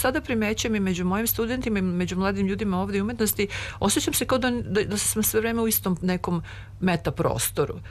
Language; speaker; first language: Serbian; native; Serbian